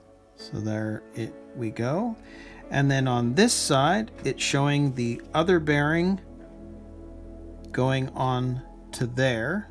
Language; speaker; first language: English; native; English